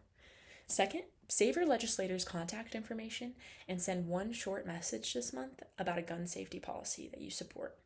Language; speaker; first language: English; native; English